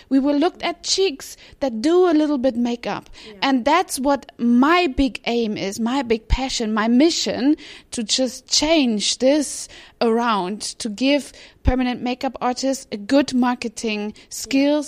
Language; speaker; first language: English; non-native, fluent; German